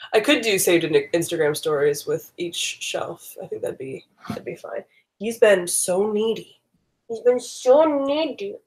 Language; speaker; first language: English; native; English